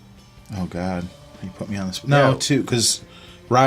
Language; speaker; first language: English; native; English